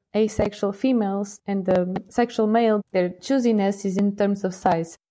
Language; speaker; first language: English; non-native, fluent; Portuguese